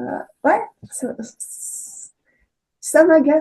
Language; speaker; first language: French; native; French